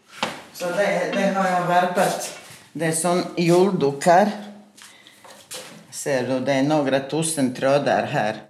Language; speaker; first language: Swedish; non-native, fluent; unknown